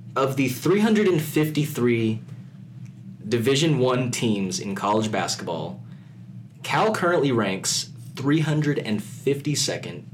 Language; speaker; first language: English; early bilingual, other home language; Filipino